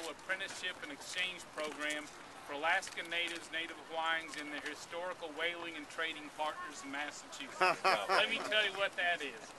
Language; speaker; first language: English; native; English